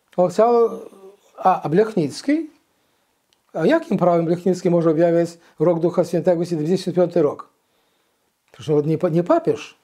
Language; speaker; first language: Polish; early bilingual, heritage; Polish